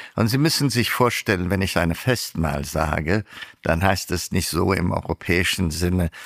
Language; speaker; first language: German; non-native, fluent; Amharic